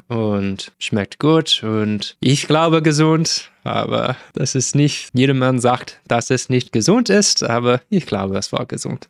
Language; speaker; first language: German; non-native, learner; English